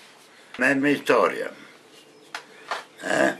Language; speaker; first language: French; non-native, learner; Italian